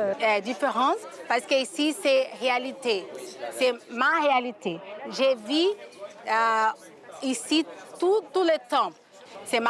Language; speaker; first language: French; non-native, learner; Portuguese